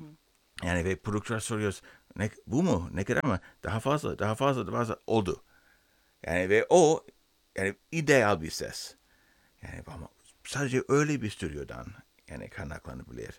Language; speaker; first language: Turkish; non-native, learner; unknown